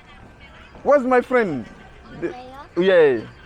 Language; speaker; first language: English; non-native, learner; French